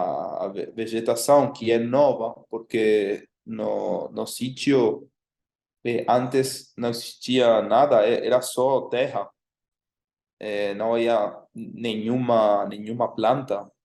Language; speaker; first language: Portuguese; non-native, fluent; Spanish